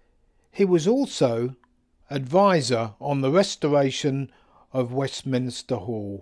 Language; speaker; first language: English; native; English